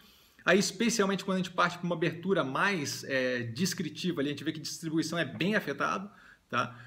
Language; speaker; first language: Portuguese; native; Portuguese